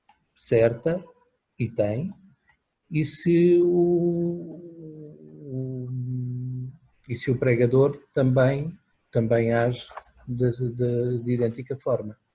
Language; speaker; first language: Portuguese; native; Portuguese